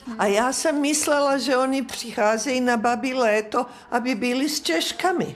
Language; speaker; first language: Czech; native; Czech